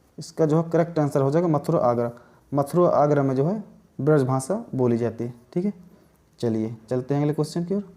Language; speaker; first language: Hindi; native; Hindi